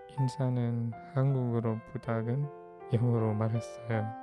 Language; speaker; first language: Korean; non-native, fluent; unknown